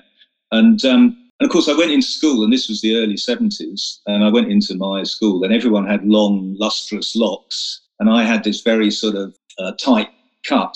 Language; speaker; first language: English; native; English